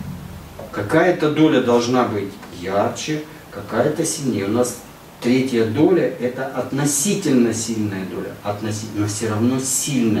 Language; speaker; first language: Russian; native; Russian